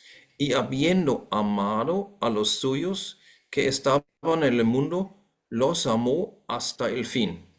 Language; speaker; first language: Spanish; non-native, fluent; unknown